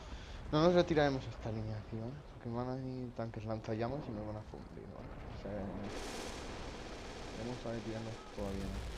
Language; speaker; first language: Spanish; native; Spanish